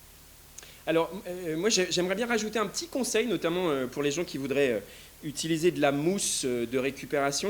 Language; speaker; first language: French; native; French